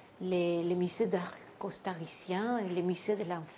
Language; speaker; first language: French; non-native, fluent; Spanish